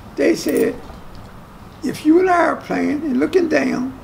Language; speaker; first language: English; native; English